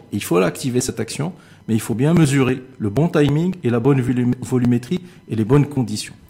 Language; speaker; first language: French; non-native, local second language; Arabic